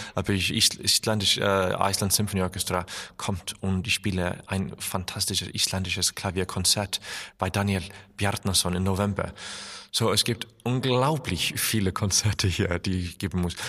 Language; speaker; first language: German; non-native, learner; Icelandic